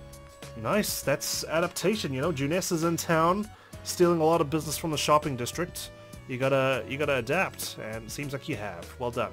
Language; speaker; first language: English; native; English